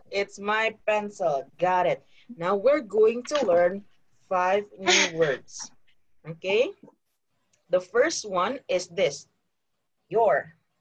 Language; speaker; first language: English; non-native, fluent; Indonesian